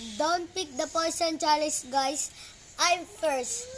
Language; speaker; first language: English; non-native, local second language; Filipino